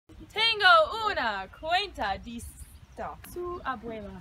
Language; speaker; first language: Spanish; non-native, learner; English